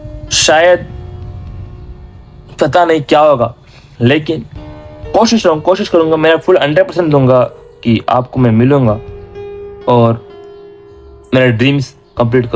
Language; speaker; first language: Hindi; non-native, local second language; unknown